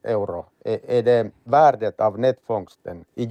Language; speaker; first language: Swedish; non-native, learner; Finnish